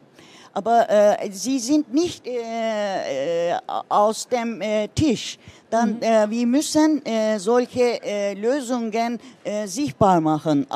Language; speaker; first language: German; non-native, learner; Turkish